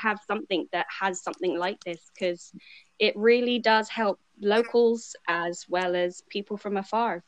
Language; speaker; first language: English; native; English